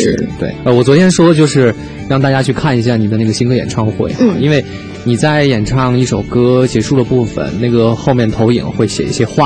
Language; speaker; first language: Chinese; native; Chinese